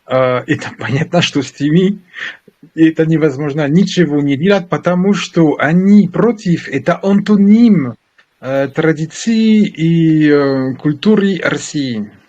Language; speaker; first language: Russian; non-native, learner; French